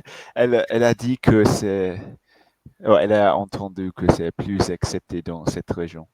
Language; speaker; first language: French; non-native, fluent; English